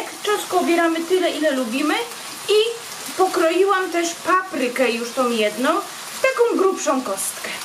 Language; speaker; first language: Polish; native; Polish